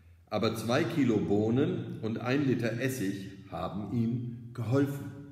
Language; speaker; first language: German; native; German